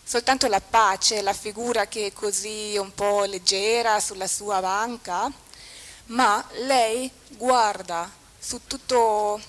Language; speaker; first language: Italian; non-native, fluent; German